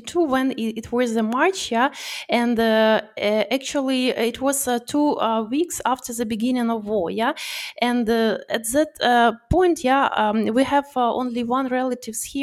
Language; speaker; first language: English; non-native, learner; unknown